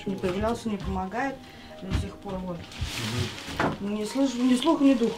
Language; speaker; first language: Russian; native; Russian